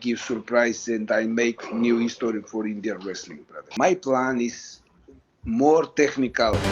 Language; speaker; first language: English; non-native, learner; Georgian